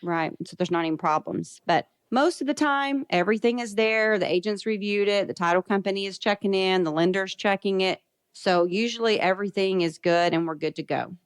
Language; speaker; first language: English; native; English